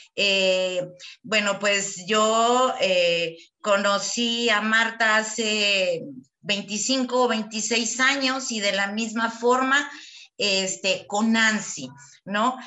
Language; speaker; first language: Spanish; native; Spanish